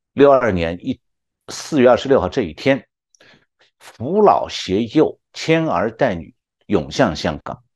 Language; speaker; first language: Chinese; native; Chinese